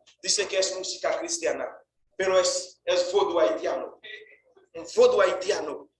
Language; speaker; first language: Spanish; non-native, fluent; Haitian Creole